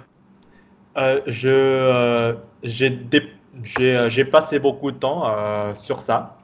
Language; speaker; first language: French; non-native, fluent; Vietnamese